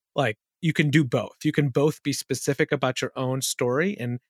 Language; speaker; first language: English; early bilingual, other home language; Urdu